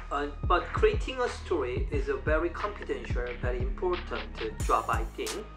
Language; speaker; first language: English; non-native, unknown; Korean